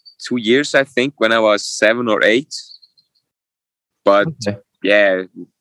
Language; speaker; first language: English; non-native, fluent; Swiss German